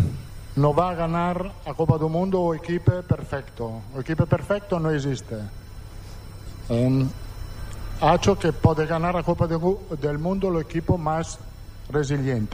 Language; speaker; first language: Portuguese; non-native, fluent; Italian